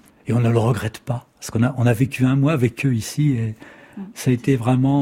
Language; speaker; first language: French; native; French